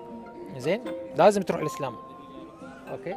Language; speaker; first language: Arabic; native; Arabic